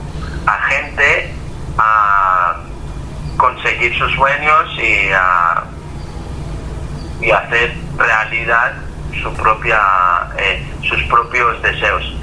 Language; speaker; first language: Spanish; non-native, fluent; Hebrew